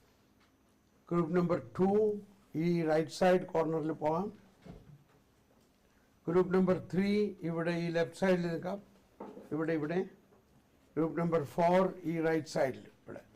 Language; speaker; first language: Malayalam; native; Malayalam